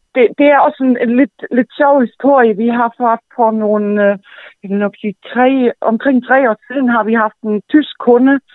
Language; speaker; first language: Danish; non-native, fluent; German